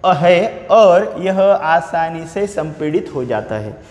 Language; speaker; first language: Hindi; non-native, local second language; Marathi